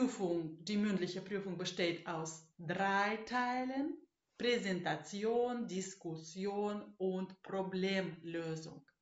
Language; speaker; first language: German; non-native, fluent; Russian